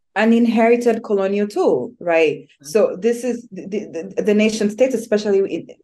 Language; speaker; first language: English; non-native, local second language; Kinyarwanda